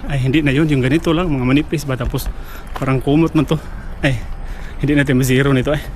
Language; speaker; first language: Filipino; native; Filipino